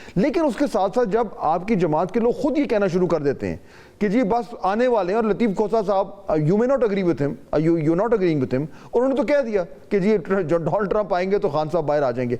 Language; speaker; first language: Urdu; native; Urdu